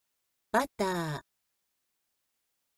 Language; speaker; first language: Japanese; non-native, learner; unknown